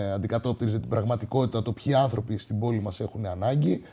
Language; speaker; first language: Greek; native; Greek